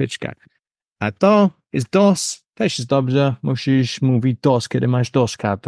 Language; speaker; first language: Polish; non-native, learner; English